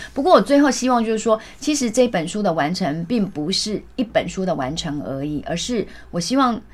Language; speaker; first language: Chinese; native; Chinese